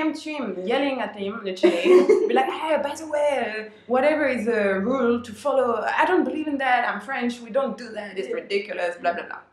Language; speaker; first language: English; non-native, fluent; French